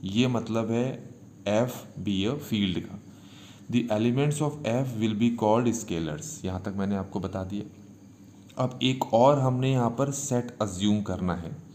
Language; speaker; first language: Hindi; native; Hindi